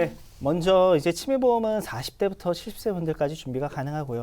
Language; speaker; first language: Korean; native; Korean